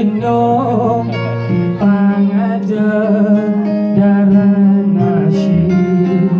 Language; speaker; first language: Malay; non-native, local second language; Balinese